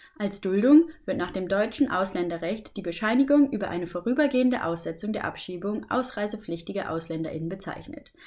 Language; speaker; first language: German; native; German